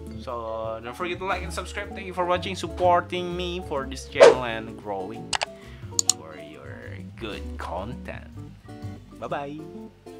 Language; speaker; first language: English; non-native, learner; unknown